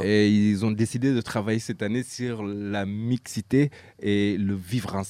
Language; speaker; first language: French; native; French